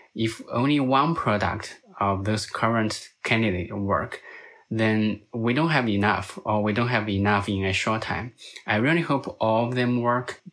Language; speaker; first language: English; non-native, fluent; Chinese